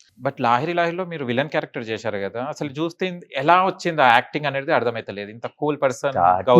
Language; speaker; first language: Telugu; native; Telugu